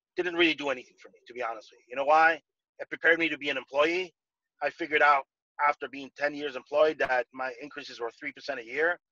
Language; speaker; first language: English; non-native, fluent; Spanish